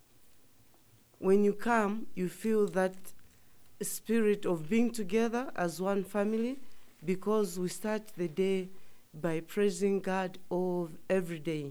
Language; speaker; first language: English; non-native, local second language; Nyanja